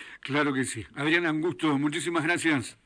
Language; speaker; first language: Spanish; native; Spanish